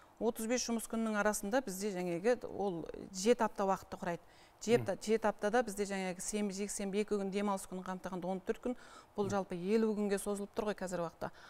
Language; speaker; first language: Kazakh; early bilingual, heritage; Kazakh